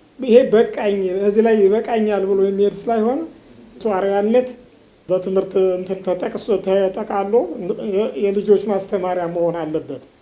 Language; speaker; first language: Amharic; native; Amharic